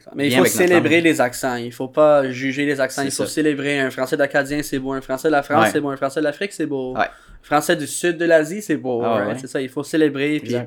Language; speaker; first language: French; native; French